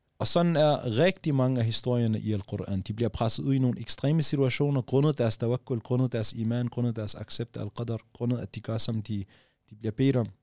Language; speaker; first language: Danish; early bilingual, other home language; Arabic